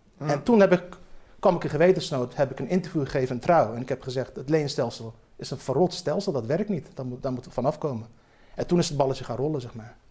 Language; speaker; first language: Dutch; early bilingual, other home language; Turkish